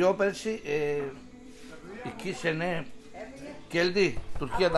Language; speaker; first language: Turkish; early bilingual, heritage; Greek